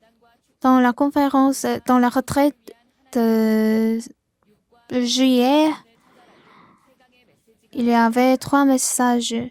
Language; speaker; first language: French; non-native, learner; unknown